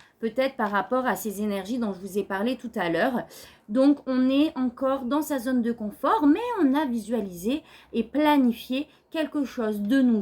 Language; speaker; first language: French; native; French